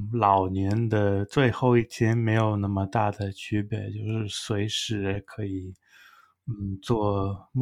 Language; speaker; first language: Chinese; non-native, fluent; English